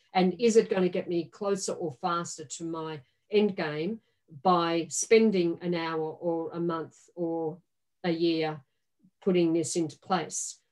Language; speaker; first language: English; native; English